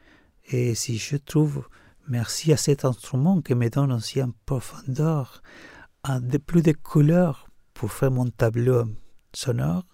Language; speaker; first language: French; non-native, fluent; Spanish